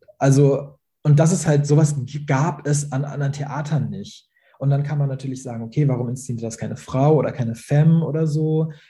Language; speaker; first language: German; early bilingual, other home language; Persian